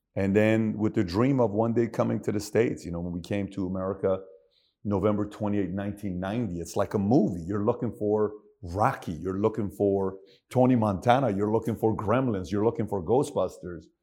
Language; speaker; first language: English; early bilingual, other home language; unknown